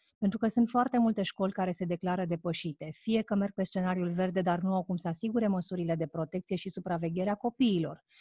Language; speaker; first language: Romanian; native; Romanian